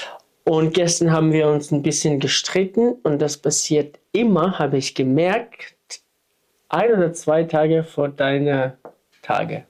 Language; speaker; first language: German; non-native, fluent; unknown